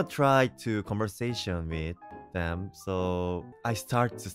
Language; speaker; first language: English; non-native, learner; Korean